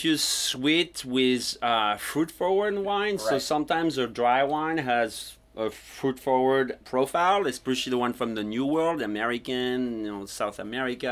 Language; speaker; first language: English; non-native, fluent; French